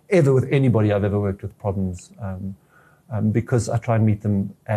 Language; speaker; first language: English; native; English